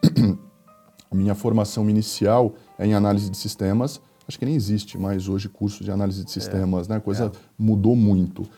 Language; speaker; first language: Portuguese; native; Portuguese